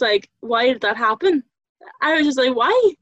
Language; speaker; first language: English; native; English